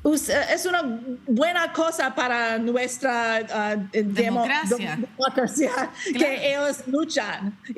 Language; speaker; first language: Spanish; non-native, learner; English